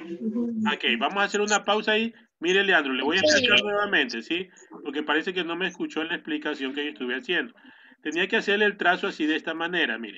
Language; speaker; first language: Spanish; native; Spanish